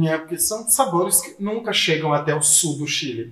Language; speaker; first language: Portuguese; native; Portuguese